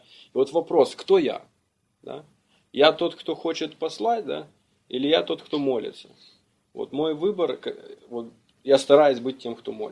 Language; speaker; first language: Russian; native; Russian